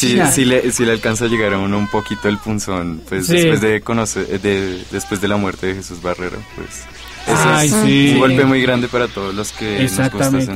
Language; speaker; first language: Spanish; native; Spanish